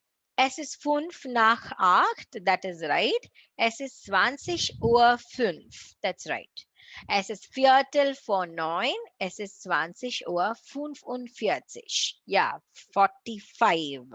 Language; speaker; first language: German; non-native, learner; Tamil